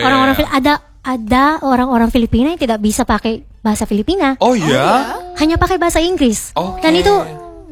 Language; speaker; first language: Indonesian; non-native, fluent; Filipino